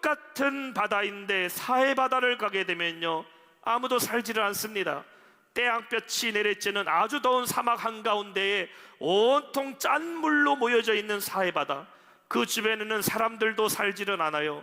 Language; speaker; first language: Korean; native; Korean